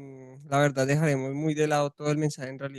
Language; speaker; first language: Spanish; native; Spanish